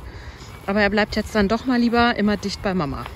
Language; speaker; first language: German; native; German